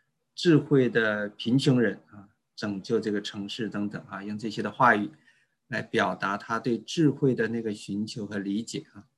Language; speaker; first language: Chinese; native; Chinese